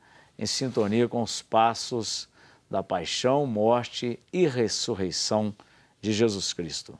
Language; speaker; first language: Portuguese; native; Portuguese